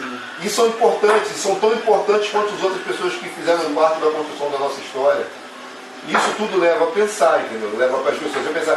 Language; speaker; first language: Portuguese; native; Portuguese